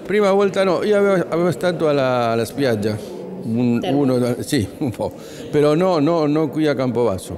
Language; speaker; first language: Italian; non-native, learner; Spanish